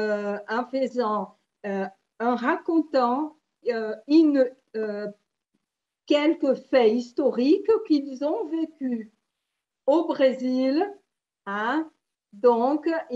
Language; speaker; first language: French; non-native, fluent; Portuguese